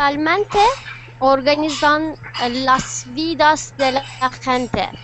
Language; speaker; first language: Spanish; non-native, learner; Turkish